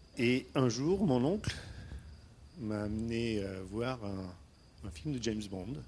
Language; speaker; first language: French; non-native, fluent; Armenian